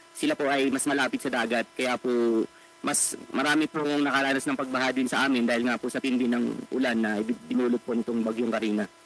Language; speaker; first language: Filipino; native; Filipino